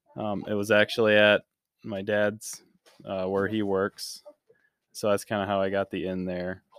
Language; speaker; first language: English; native; English